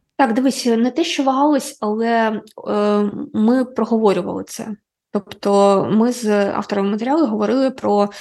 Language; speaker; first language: Ukrainian; non-native, local second language; Russian